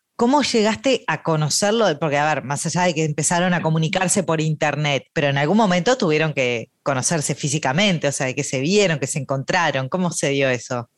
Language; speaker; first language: Spanish; native; Spanish